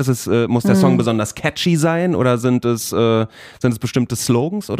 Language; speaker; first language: German; native; German